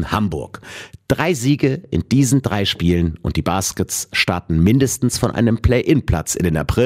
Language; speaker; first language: German; native; German